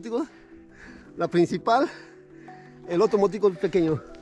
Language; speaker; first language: Spanish; native; Spanish